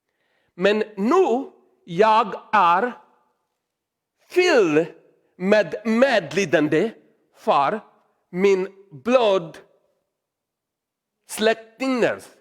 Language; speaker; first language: Swedish; non-native, learner; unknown